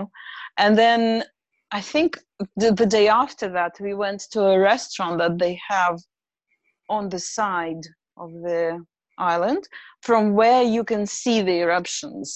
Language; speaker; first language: English; non-native, fluent; Russian